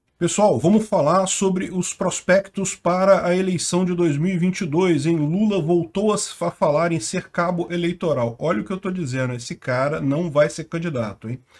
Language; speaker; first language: Portuguese; native; Portuguese